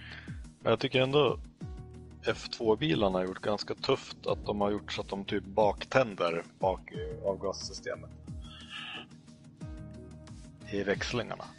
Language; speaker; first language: Swedish; native; Swedish